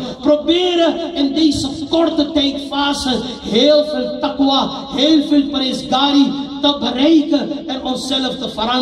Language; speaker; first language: Dutch; non-native, local second language; Urdu